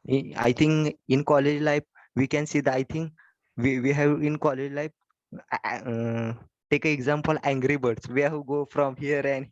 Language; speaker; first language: English; non-native, learner; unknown